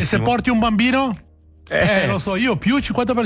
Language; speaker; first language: Italian; native; Italian